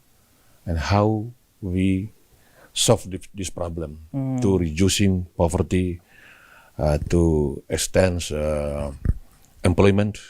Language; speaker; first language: English; non-native, learner; Indonesian